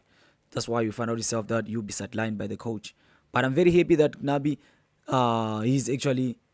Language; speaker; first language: English; non-native, local second language; Zulu